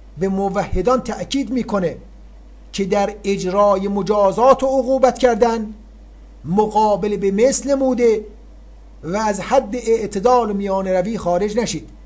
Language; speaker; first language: Persian; native; Persian